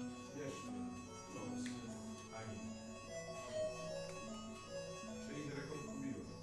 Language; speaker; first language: Polish; native; Polish